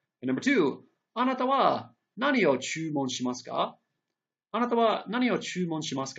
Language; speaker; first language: Japanese; non-native, fluent; English